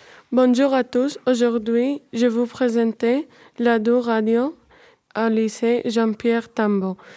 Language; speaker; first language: French; non-native, learner; Spanish